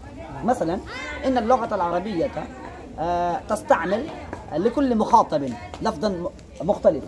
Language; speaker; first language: Arabic; non-native, fluent; Urdu